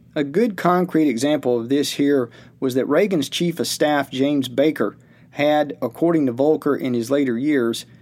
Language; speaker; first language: English; native; English